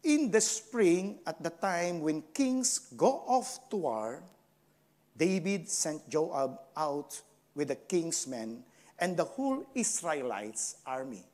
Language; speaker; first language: English; non-native, local second language; Filipino